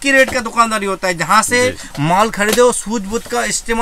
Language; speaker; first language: Hindi; non-native, local second language; Bangla